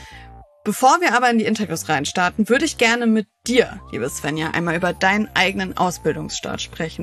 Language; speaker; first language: German; native; German